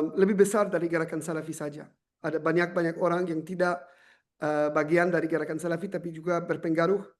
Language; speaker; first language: Indonesian; non-native, learner; French